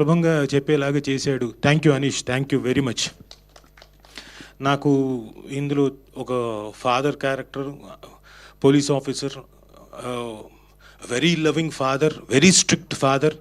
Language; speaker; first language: Telugu; native; Telugu